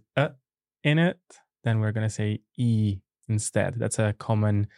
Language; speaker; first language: English; non-native, fluent; Italian